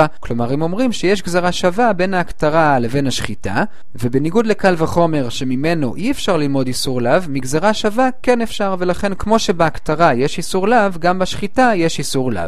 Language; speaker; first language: Hebrew; native; Hebrew